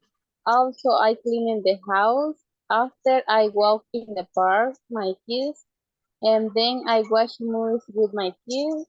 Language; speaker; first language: English; non-native, learner; Spanish